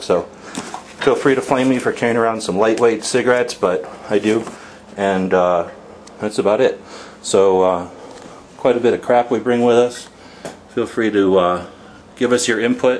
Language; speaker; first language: English; native; English